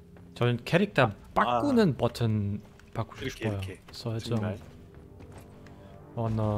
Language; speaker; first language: Korean; non-native, learner; German